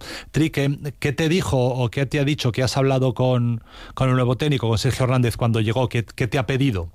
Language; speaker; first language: Spanish; native; Spanish